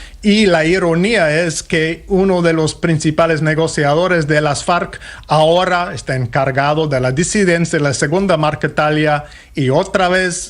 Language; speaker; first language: Spanish; non-native, fluent; English